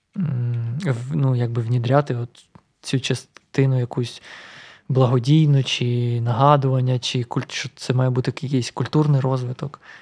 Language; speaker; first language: Ukrainian; non-native, local second language; Russian